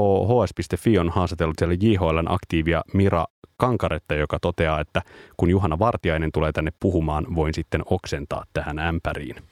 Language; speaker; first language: Finnish; native; Finnish